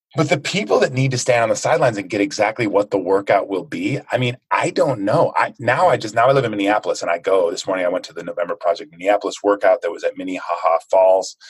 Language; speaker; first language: English; native; English